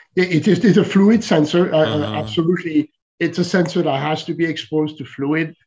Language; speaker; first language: English; non-native, fluent; French